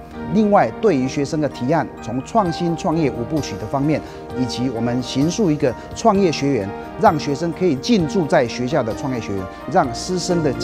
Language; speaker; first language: Chinese; native; Chinese